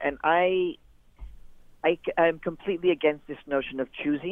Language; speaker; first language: English; native; English